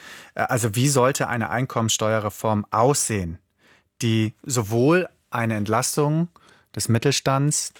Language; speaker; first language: German; native; German